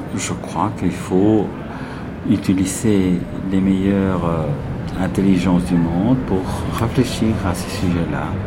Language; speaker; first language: French; non-native, fluent; Spanish